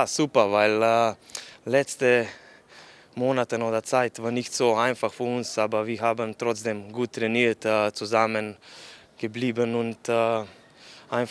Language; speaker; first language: German; non-native, learner; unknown